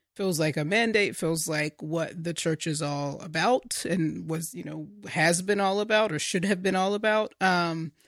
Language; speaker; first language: English; native; English